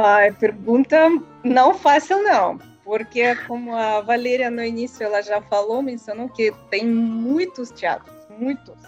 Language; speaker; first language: Portuguese; non-native, learner; Russian